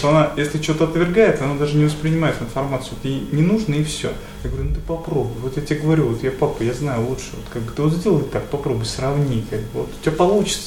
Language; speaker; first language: Russian; native; Russian